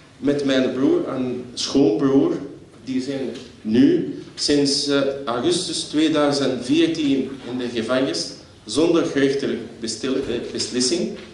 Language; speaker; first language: Dutch; non-native, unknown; Arabic